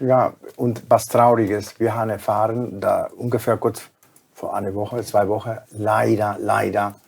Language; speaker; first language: German; non-native, fluent; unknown